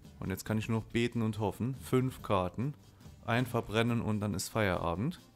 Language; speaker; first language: German; native; German